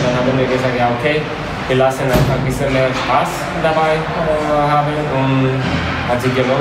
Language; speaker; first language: German; non-native, fluent; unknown